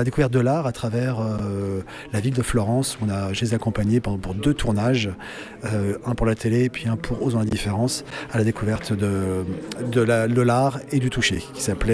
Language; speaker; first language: French; native; French